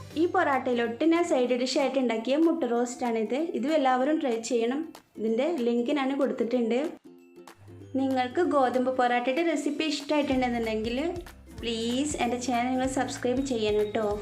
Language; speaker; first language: Malayalam; native; Malayalam